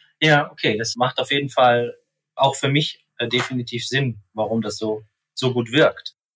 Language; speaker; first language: German; native; German